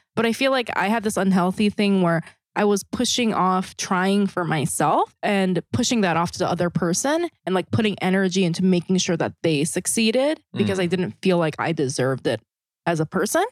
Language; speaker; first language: English; non-native, fluent; Korean